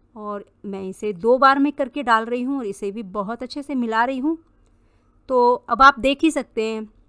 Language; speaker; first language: Hindi; native; Hindi